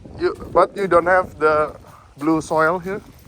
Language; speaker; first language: English; non-native, fluent; Indonesian